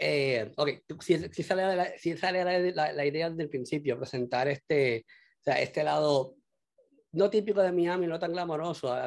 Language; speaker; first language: Spanish; early bilingual, heritage; Spanish